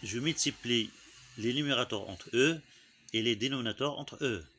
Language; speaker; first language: French; non-native, local second language; Arabic